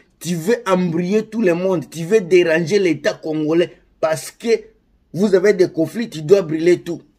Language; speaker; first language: French; non-native, local second language; Lingala